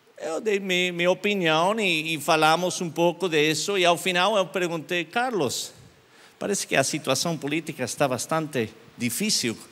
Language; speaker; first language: Portuguese; non-native, learner; English